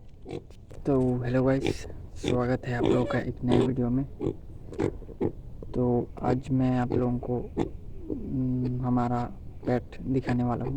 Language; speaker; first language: Hindi; non-native, local second language; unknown